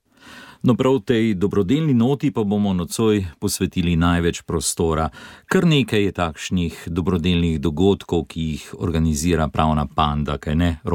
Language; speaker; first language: Slovenian; native; Slovenian